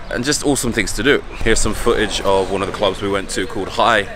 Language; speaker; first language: English; native; English